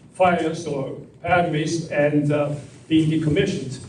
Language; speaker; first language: English; non-native, fluent; German